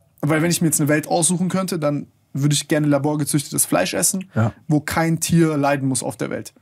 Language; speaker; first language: German; native; German